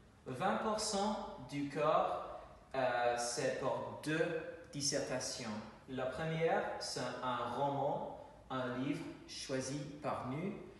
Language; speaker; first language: French; non-native, fluent; English